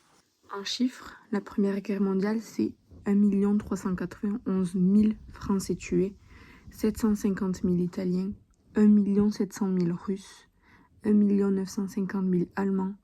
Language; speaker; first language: French; native; French